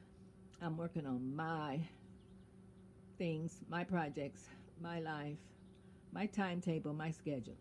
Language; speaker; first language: English; native; English